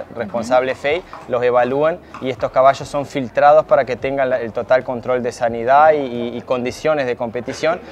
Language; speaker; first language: Spanish; early bilingual, heritage; Spanish